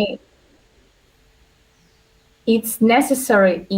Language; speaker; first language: English; non-native, learner; Russian